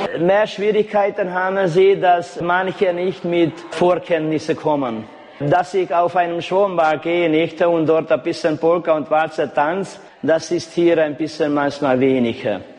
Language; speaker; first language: German; non-native, local second language; Hungarian